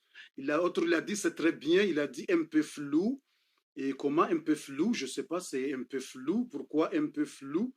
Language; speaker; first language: French; non-native, learner; Comorian